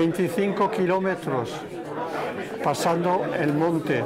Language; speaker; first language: Spanish; non-native, fluent; French